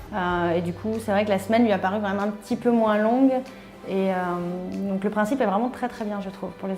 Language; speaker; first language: French; native; French